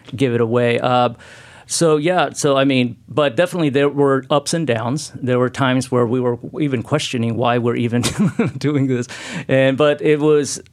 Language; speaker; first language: English; non-native, fluent; Spanish